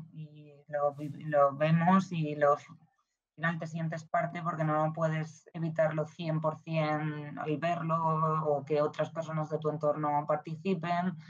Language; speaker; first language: Spanish; native; Spanish